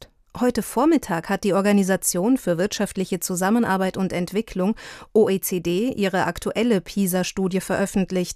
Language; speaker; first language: German; native; German